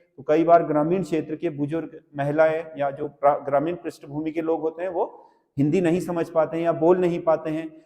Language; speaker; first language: Hindi; native; Hindi